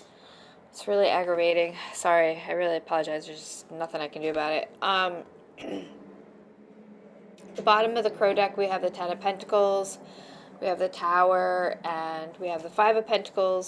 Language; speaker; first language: English; native; English